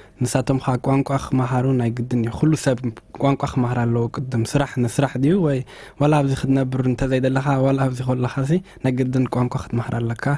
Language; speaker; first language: Tigrinya; early bilingual, heritage; Tigrinya